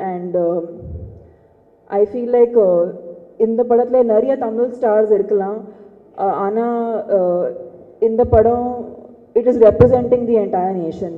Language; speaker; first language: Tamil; non-native, fluent; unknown